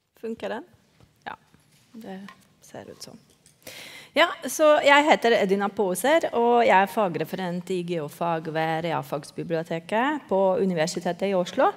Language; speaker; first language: Norwegian; non-native, fluent; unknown